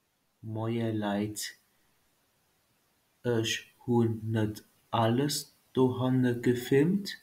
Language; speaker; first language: German; non-native, local second language; Luxembourgish